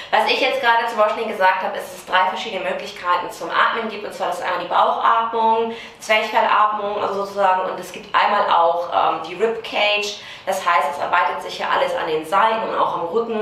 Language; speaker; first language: German; native; German